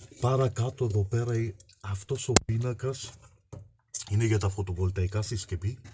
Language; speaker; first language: Greek; early bilingual, heritage; Greek